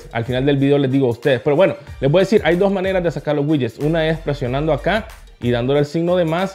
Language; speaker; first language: Spanish; native; Spanish